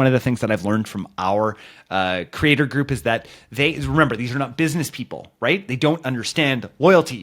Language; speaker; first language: English; native; English